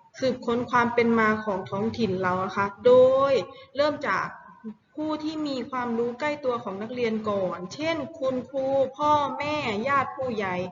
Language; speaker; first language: Thai; native; Thai